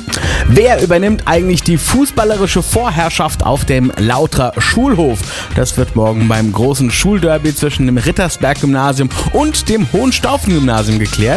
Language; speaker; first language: German; native; German